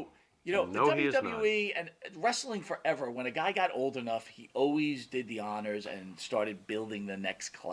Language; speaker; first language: English; native; English